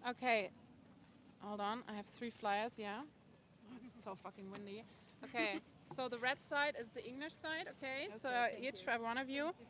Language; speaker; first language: English; non-native, fluent; German